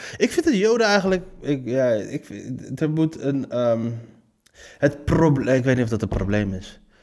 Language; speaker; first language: Dutch; early bilingual, other home language; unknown